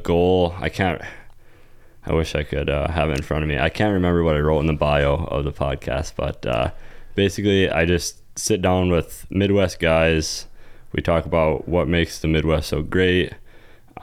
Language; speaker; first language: English; native; English